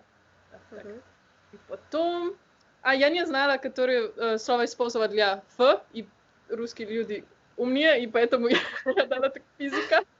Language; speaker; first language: Russian; non-native, learner; Slovenian